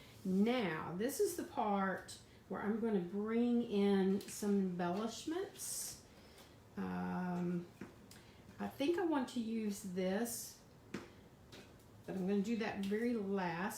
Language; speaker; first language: English; native; English